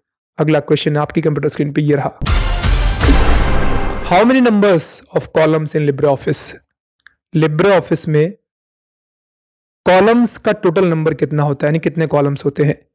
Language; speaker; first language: Hindi; native; Hindi